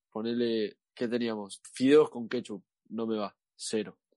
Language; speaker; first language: Spanish; native; Spanish